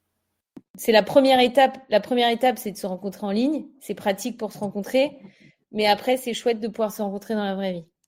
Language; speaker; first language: French; native; French